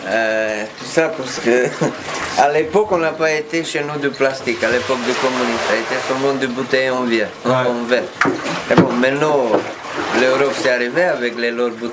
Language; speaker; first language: French; non-native, learner; Romanian